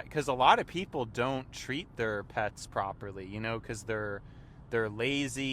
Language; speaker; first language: English; native; English